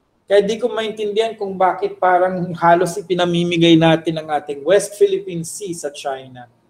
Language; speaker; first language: English; non-native, local second language; Filipino